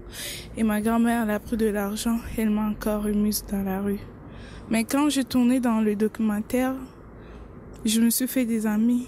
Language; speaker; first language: French; non-native, local second language; Lingala